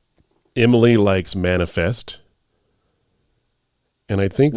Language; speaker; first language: English; native; English